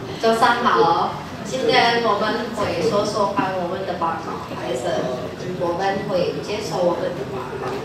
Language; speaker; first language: Chinese; non-native, learner; Indonesian